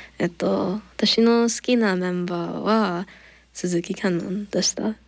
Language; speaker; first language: Japanese; non-native, learner; English